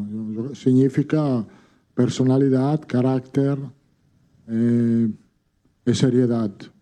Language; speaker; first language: Portuguese; non-native, fluent; Italian